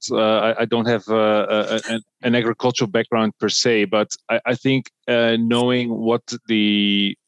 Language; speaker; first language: English; non-native, fluent; Dutch